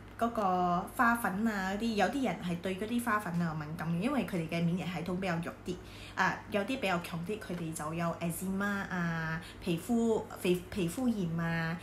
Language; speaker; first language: Cantonese; non-native, local second language; Hakka Chinese